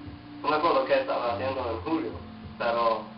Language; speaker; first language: Spanish; non-native, learner; English